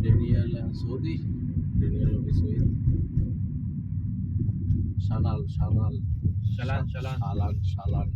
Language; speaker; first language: English; non-native, learner; Bangla